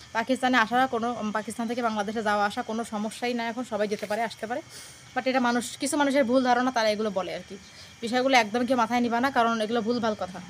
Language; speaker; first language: Bangla; native; Bangla